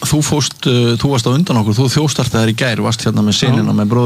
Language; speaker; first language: Icelandic; native; Icelandic